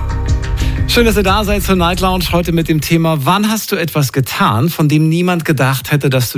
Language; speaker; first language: German; native; German